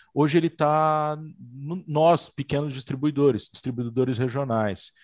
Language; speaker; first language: Portuguese; native; Portuguese